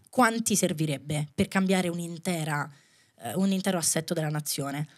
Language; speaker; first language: Italian; native; Italian